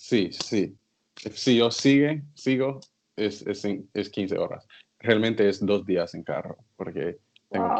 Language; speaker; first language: Spanish; non-native, learner; English